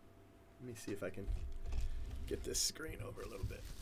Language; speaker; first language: English; native; English